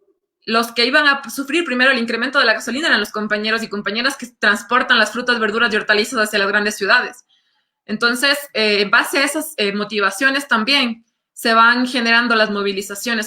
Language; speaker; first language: Spanish; native; Spanish